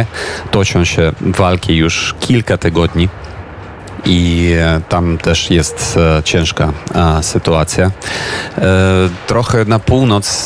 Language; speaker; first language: Polish; non-native, fluent; Ukrainian